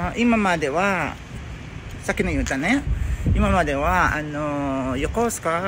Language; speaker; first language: Japanese; non-native, learner; Filipino